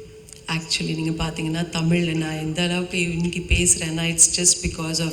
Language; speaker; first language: Tamil; non-native, local second language; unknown